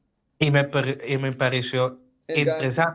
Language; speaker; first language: Spanish; non-native, fluent; Dutch